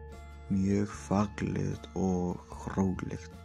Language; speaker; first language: Icelandic; non-native, learner; Spanish